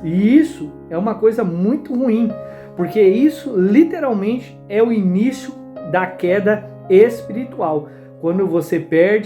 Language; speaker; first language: Portuguese; native; Portuguese